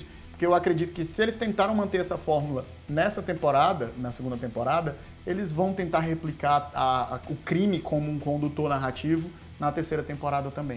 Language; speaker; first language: Portuguese; native; Portuguese